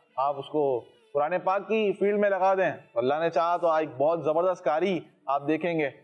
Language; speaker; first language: Urdu; native; Urdu